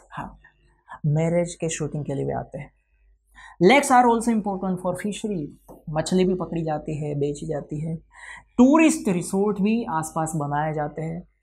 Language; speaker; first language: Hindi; non-native, local second language; Gujarati